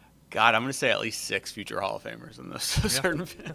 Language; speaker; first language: English; native; English